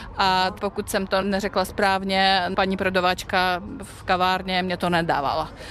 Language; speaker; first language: Czech; non-native, fluent; Russian